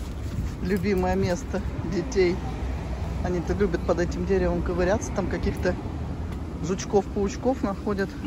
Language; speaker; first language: Russian; native; Russian